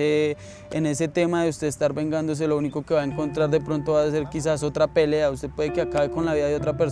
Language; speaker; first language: Spanish; native; Spanish